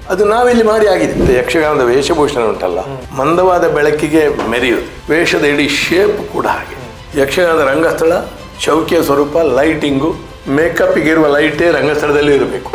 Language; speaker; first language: Kannada; native; Kannada